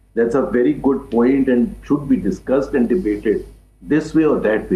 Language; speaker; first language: English; non-native, local second language; Urdu